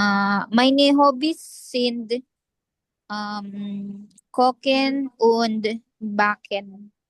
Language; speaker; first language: German; non-native, learner; Filipino